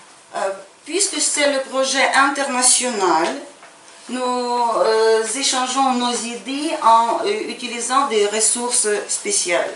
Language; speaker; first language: French; non-native, fluent; Ukrainian